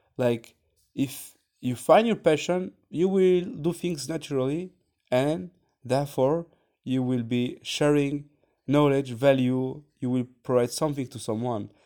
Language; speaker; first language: English; non-native, fluent; French